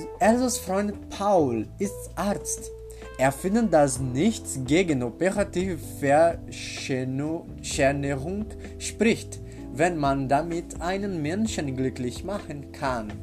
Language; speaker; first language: German; non-native, learner; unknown